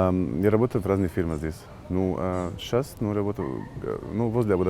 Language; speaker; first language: Russian; non-native, learner; Arabic